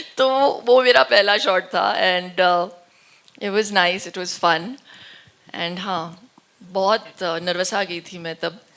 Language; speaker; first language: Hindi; non-native, local second language; Tulu